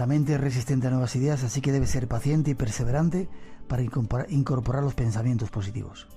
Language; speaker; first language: Spanish; native; Spanish